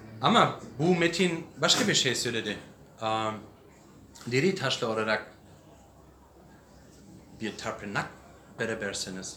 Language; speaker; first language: Turkish; non-native, learner; English